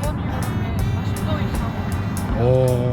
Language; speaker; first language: Korean; non-native, fluent; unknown